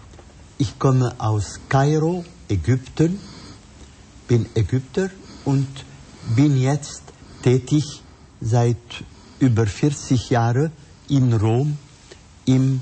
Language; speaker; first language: German; non-native, fluent; Arabic